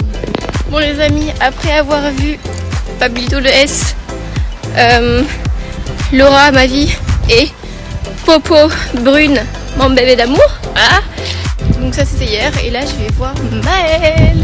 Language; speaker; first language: French; native; French